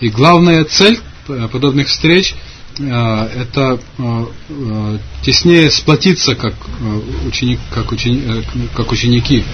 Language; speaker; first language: Russian; native; Russian